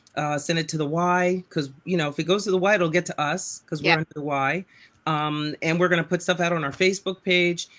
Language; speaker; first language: English; native; English